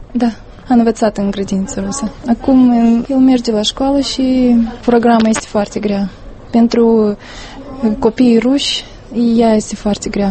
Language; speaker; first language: Romanian; non-native, local second language; Russian